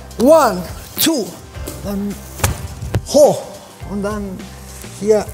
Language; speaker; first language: German; non-native, fluent; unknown